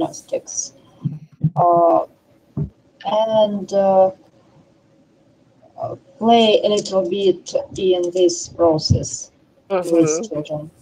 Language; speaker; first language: English; non-native, learner; Russian